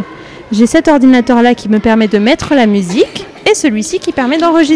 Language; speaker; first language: French; native; French